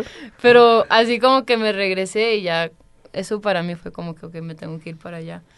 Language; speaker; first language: Spanish; early bilingual, heritage; Spanish